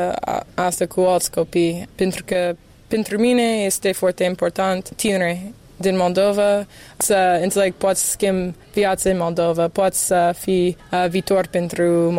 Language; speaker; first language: Romanian; non-native, learner; English